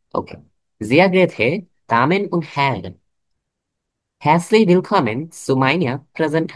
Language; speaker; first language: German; non-native, fluent; Bangla